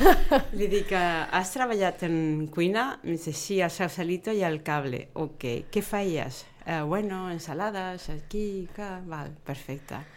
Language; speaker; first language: Catalan; non-native, fluent; Spanish